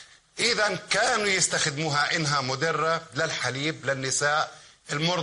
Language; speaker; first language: Arabic; native; Arabic